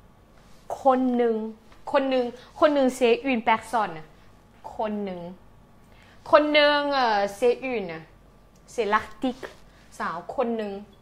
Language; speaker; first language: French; non-native, fluent; Thai